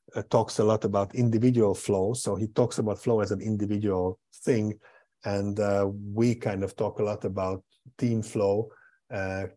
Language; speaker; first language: English; non-native, fluent; Hungarian